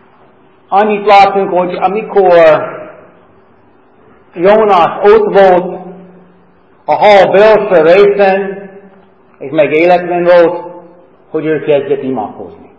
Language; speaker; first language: Hungarian; non-native, fluent; English